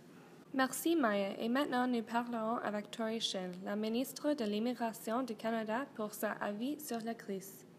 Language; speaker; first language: French; non-native, learner; English